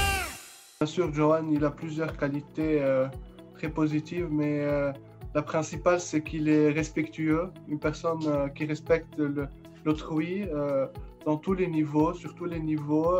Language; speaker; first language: French; non-native, local second language; Arabic